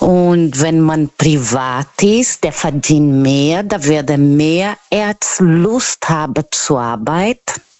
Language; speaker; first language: German; non-native, learner; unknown